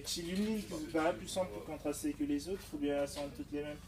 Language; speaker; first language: French; native; French